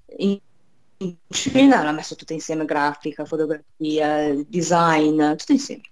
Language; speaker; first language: Italian; non-native, fluent; Chinese